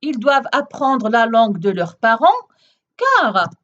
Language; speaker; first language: French; non-native, local second language; Arabic